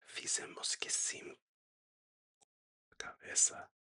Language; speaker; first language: Portuguese; non-native, learner; English